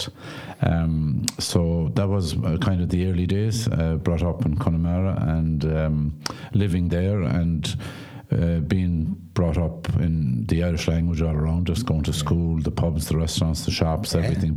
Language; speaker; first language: English; non-native, local second language; Irish